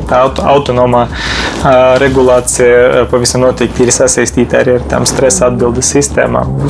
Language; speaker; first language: Latvian; non-native, local second language; Russian